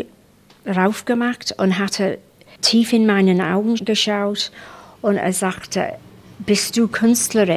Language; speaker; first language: German; non-native, fluent; English